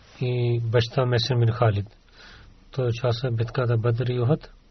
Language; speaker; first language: Bulgarian; non-native, learner; Urdu